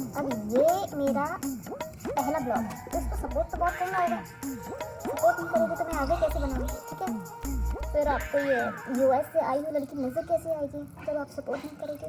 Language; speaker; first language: Hindi; native; Hindi